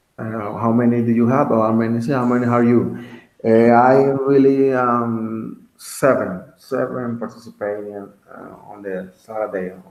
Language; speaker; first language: English; non-native, learner; Spanish